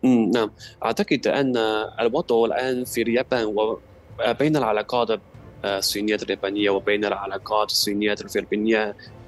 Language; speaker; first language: Arabic; non-native, fluent; Chinese